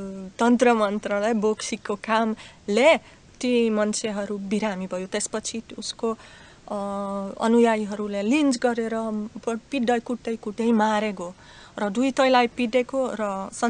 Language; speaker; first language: Nepali; non-native, learner; Slovak